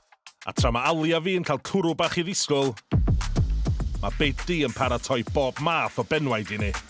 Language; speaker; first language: Welsh; native; Welsh